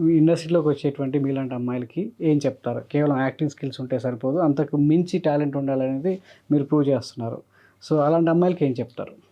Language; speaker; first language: Telugu; native; Telugu